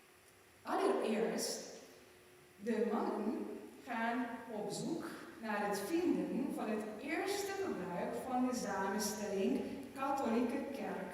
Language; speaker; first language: Dutch; non-native, fluent; German